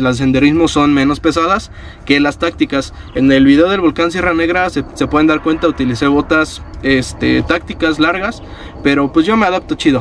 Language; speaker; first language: Spanish; native; Spanish